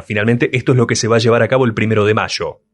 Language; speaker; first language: Spanish; native; Spanish